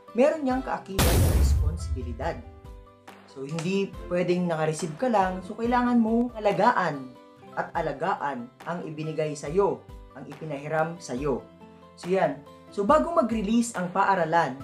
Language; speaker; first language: Filipino; non-native, local second language; Bikol